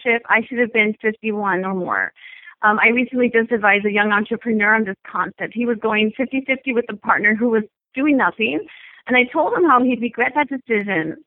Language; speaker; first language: English; native; English